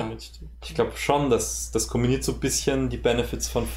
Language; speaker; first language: German; native; German